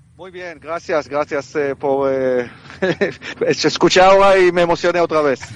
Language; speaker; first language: Spanish; early bilingual, heritage; Hebrew